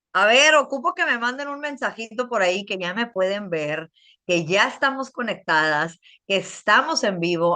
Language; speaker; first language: Spanish; early bilingual, heritage; Spanish